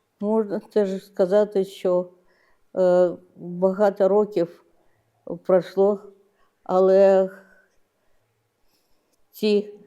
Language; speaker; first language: Ukrainian; non-native, local second language; Russian